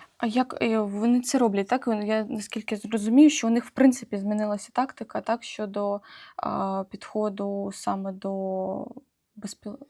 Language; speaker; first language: Ukrainian; native; Ukrainian